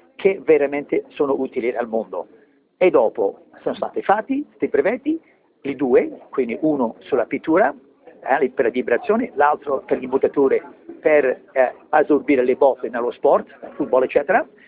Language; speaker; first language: Italian; early bilingual, heritage; English